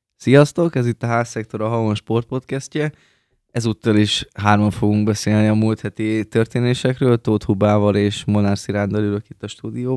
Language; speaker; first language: Hungarian; native; Hungarian